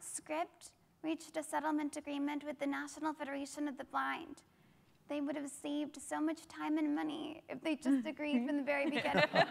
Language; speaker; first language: English; native; English